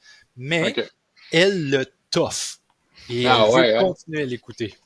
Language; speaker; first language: French; native; French